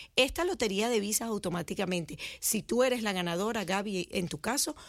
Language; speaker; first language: Spanish; native; Spanish